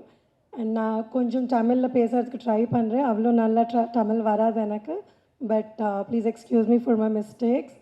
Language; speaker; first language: Tamil; non-native, learner; Telugu